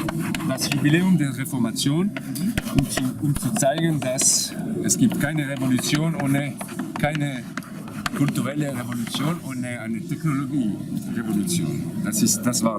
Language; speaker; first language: German; non-native, fluent; French